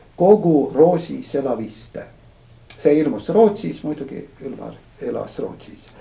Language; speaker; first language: Estonian; non-native, fluent; Latvian